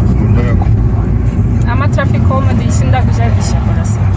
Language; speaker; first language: Turkish; non-native, fluent; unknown